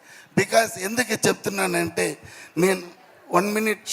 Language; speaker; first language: Telugu; non-native, learner; Tamil